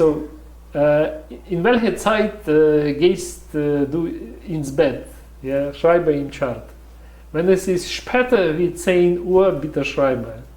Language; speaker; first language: German; non-native, learner; Russian